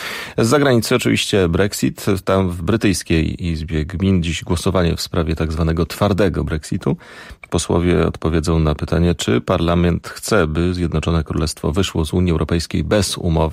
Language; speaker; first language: Polish; native; Polish